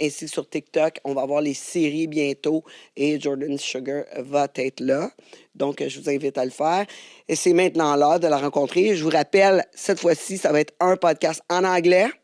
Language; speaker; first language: French; native; French